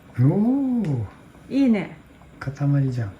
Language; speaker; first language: Japanese; native; Japanese